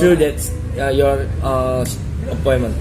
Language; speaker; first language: English; non-native, learner; Indonesian